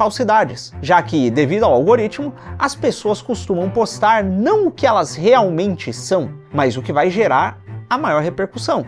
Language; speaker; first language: Portuguese; native; Portuguese